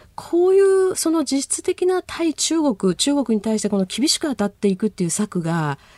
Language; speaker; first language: Japanese; native; Japanese